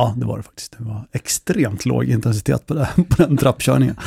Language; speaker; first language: Swedish; native; Swedish